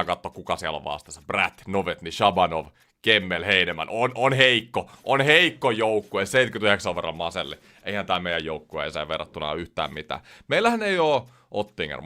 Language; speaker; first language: Finnish; native; Finnish